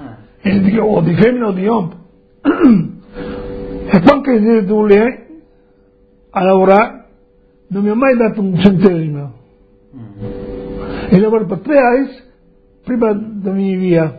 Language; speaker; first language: Italian; non-native, local second language; Friulian